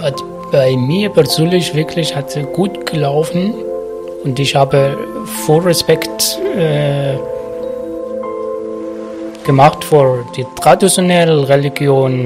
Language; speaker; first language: German; non-native, learner; Arabic